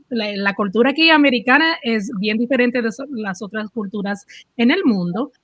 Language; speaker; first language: Spanish; early bilingual, heritage; Spanish